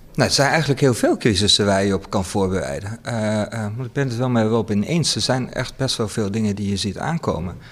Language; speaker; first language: Dutch; native; Dutch